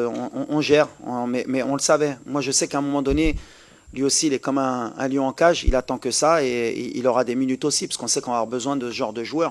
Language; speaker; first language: French; native; French